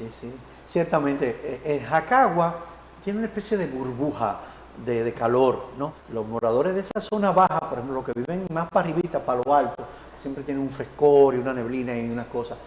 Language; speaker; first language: Spanish; native; Spanish